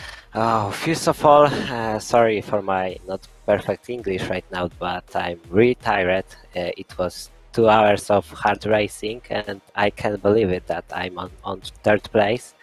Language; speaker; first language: English; non-native, fluent; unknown